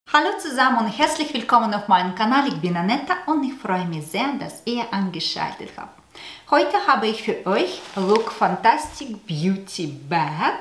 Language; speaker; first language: German; non-native, learner; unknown